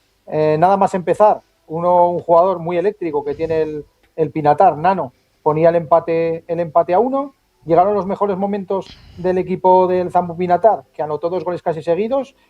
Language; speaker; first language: Spanish; native; Spanish